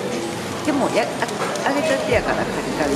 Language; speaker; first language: Japanese; native; Japanese